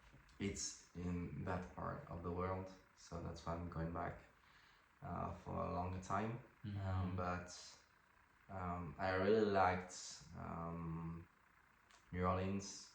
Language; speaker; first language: English; non-native, fluent; French